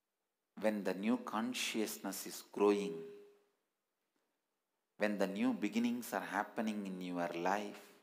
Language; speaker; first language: English; non-native, local second language; Tamil